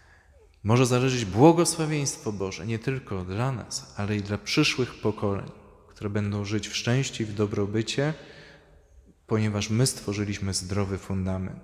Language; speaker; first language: Polish; native; Polish